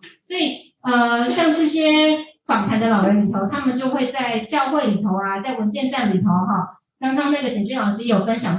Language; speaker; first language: Chinese; native; Chinese